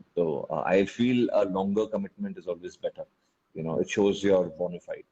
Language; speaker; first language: Hindi; native; Hindi